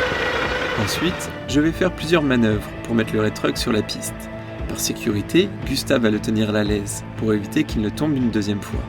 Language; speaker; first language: French; native; French